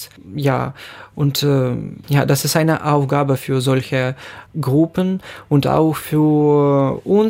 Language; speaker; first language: German; non-native, fluent; Ukrainian